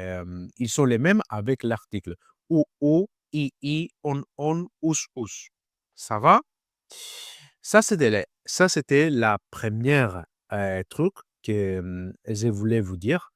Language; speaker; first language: French; non-native, learner; Greek